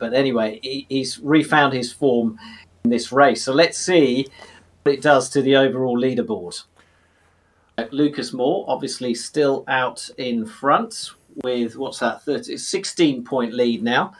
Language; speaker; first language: English; native; English